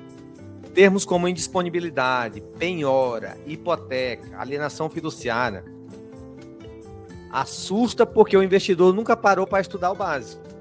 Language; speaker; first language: Portuguese; native; Portuguese